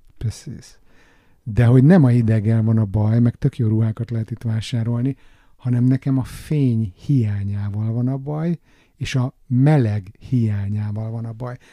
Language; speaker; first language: Hungarian; native; Hungarian